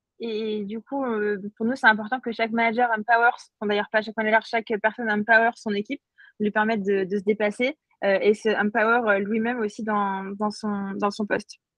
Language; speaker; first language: French; native; French